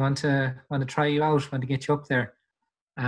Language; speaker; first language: English; native; English